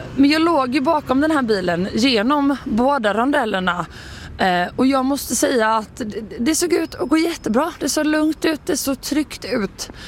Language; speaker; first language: Swedish; native; Swedish